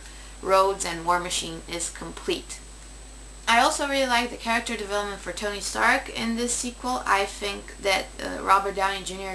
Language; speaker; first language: English; native; English